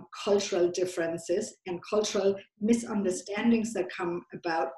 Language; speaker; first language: English; non-native, fluent; German